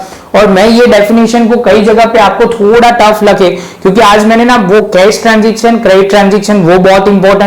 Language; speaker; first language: Hindi; non-native, local second language; Gujarati